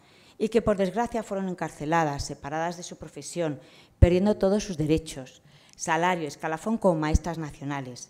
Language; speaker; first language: Spanish; native; Spanish